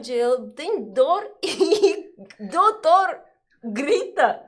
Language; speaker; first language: Portuguese; non-native, learner; Russian